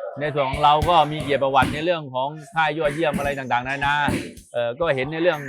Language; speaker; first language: Thai; native; Thai